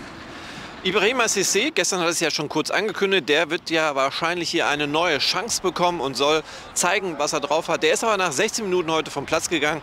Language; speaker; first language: German; native; German